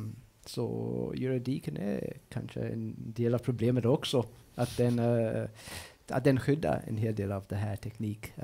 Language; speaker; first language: Swedish; non-native, fluent; English